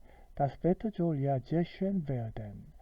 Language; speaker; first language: German; non-native, fluent; Korean